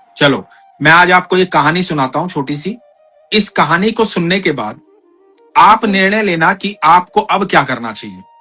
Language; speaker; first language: Hindi; native; Hindi